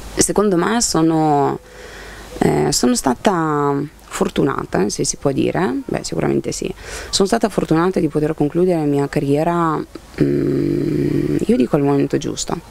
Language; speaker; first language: Italian; non-native, fluent; Lithuanian